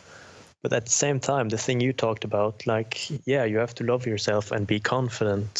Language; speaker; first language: English; non-native, fluent; Norwegian